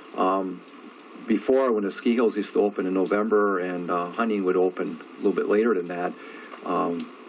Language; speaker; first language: English; native; English